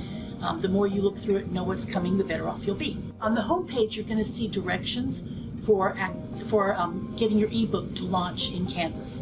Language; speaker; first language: English; native; English